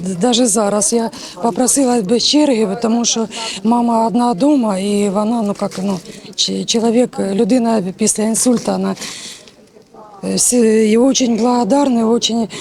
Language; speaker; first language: Ukrainian; non-native, local second language; Russian